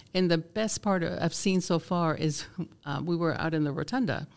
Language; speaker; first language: English; non-native, fluent; Spanish